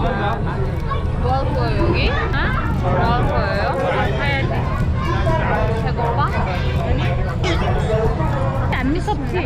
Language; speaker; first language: Korean; non-native, learner; Uzbek